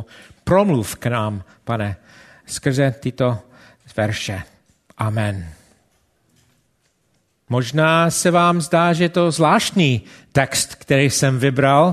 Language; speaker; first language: Czech; non-native, fluent; English